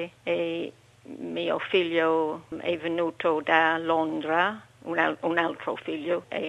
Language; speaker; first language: Italian; non-native, learner; English